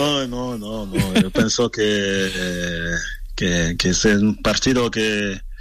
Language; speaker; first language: Spanish; non-native, learner; French